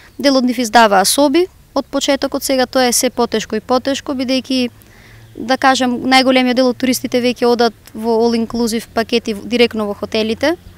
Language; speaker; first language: Macedonian; native; Macedonian